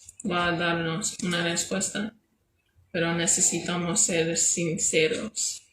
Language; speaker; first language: Spanish; non-native, learner; English